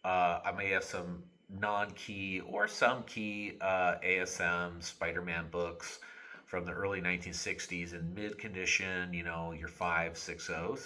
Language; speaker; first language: English; native; English